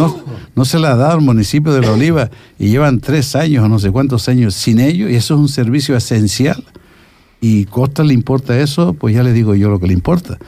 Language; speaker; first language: Spanish; native; Spanish